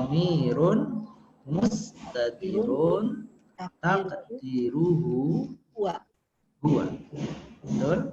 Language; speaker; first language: Arabic; non-native, fluent; Indonesian